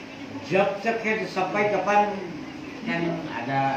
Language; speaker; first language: Indonesian; non-native, learner; Hindi